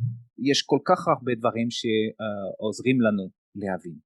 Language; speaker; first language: Hebrew; non-native, fluent; French